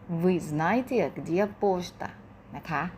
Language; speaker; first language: Russian; non-native, fluent; Thai